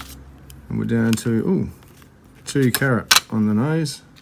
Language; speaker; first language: English; native; English